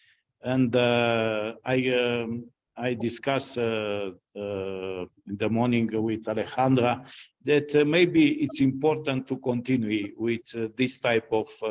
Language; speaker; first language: English; non-native, fluent; Romanian